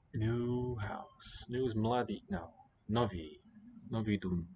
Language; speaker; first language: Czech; non-native, learner; English